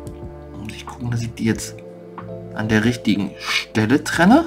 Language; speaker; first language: German; native; German